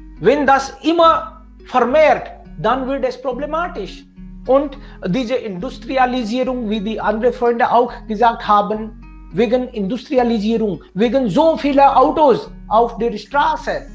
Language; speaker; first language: German; non-native, fluent; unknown